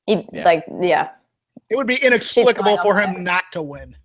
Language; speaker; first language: English; native; English